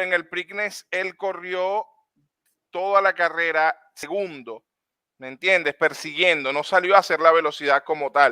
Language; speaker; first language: Spanish; native; Spanish